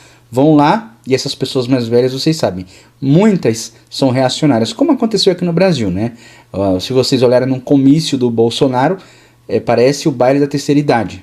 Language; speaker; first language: Portuguese; native; Portuguese